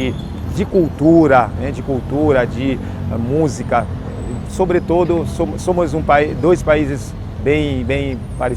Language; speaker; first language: Portuguese; non-native, fluent; Haitian Creole